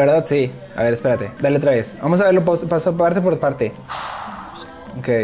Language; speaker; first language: Spanish; native; Spanish